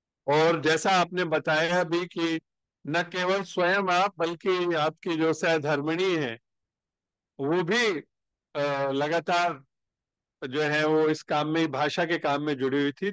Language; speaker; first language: Hindi; native; Hindi